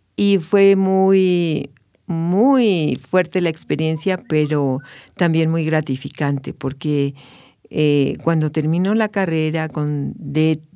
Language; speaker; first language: Spanish; native; Spanish